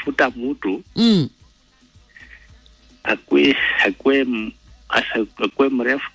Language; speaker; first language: Swahili; non-native, local second language; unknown